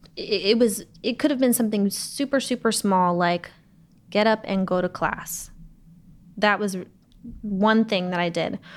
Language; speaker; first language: English; native; English